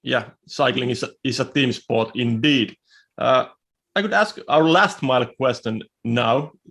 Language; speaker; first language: English; non-native, fluent; Finnish